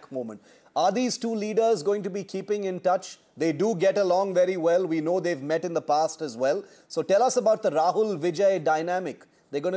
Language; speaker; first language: English; non-native, local second language; Tamil